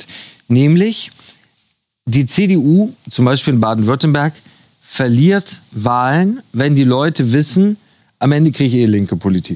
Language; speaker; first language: German; native; German